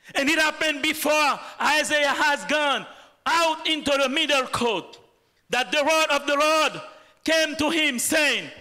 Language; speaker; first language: English; non-native, fluent; Haitian Creole